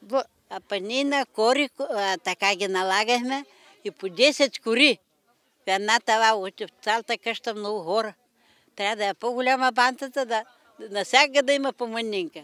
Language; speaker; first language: Bulgarian; native; Bulgarian